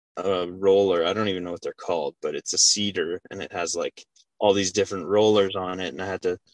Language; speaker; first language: English; native; English